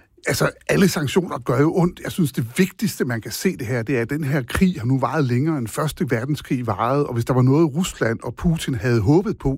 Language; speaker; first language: Danish; native; Danish